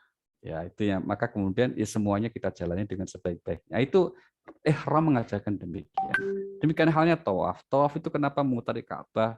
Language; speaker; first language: Indonesian; native; Indonesian